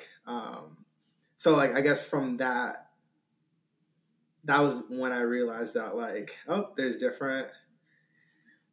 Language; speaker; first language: English; native; English